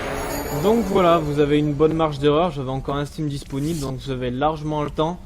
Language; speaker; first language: French; native; French